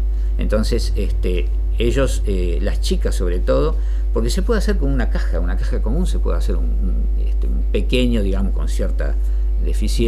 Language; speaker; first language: Spanish; native; Spanish